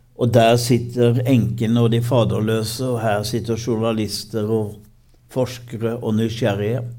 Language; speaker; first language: Norwegian; native; Norwegian